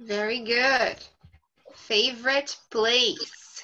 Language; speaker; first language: English; non-native, fluent; Portuguese